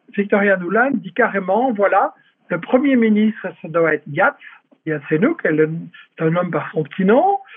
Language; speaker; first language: French; native; French